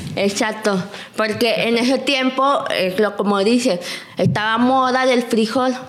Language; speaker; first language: Spanish; native; Spanish